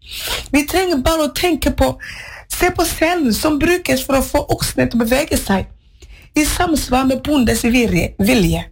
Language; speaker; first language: Norwegian; non-native, fluent; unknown